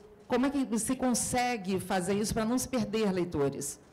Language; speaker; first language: Portuguese; native; Portuguese